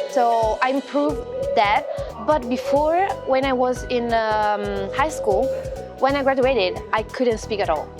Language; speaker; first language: English; non-native, fluent; Italian